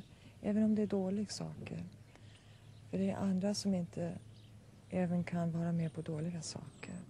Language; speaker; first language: Swedish; early bilingual, heritage; Swedish